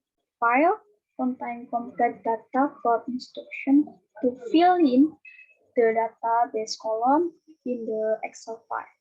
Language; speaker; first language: English; non-native, learner; Indonesian